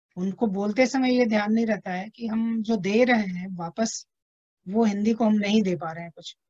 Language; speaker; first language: Hindi; native; Hindi